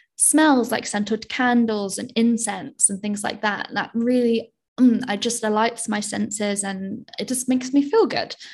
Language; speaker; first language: English; native; English